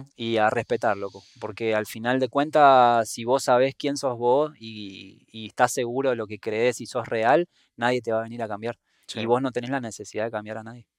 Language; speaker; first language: Spanish; native; Spanish